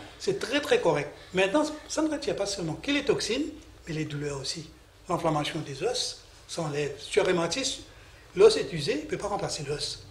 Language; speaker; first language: French; non-native, local second language; Morisyen